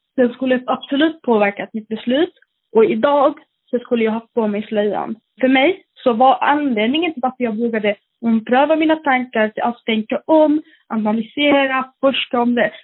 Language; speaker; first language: Swedish; early bilingual, other home language; Arabic